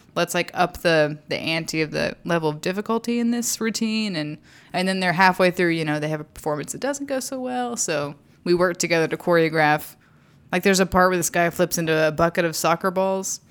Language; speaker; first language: English; native; English